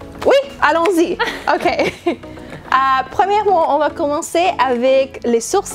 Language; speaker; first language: French; non-native, learner; English